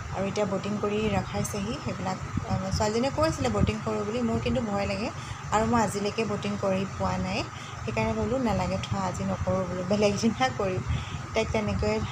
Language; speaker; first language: Assamese; native; Assamese